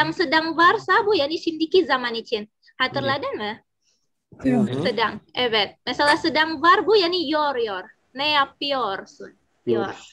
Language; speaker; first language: Turkish; non-native, fluent; Indonesian